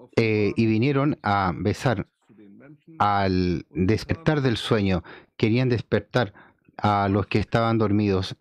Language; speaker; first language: Spanish; non-native, fluent; Chinese